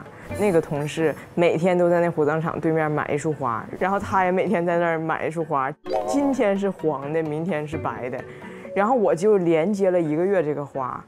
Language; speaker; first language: Chinese; native; Chinese